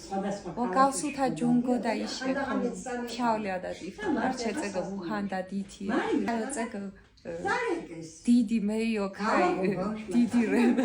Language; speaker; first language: Chinese; non-native, learner; Georgian